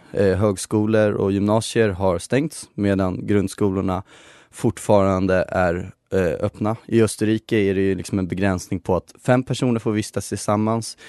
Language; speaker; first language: Swedish; native; Swedish